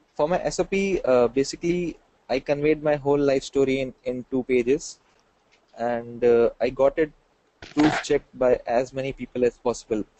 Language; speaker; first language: English; non-native, local second language; Hindi